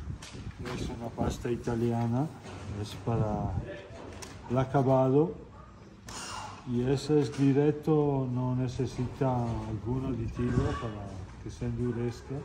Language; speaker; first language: Spanish; non-native, fluent; Italian